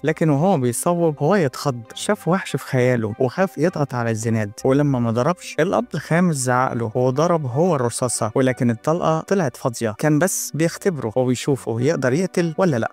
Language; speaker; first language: Arabic; native; Arabic